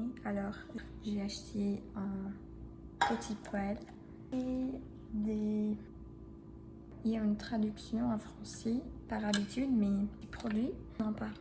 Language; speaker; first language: French; non-native, learner; Spanish